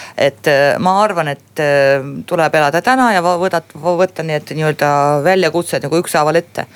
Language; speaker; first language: Estonian; non-native, local second language; Russian